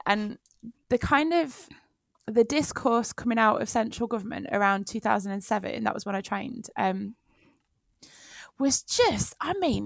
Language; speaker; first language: English; native; English